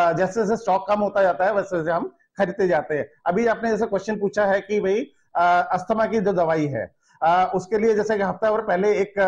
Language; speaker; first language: Hindi; non-native, local second language; Gujarati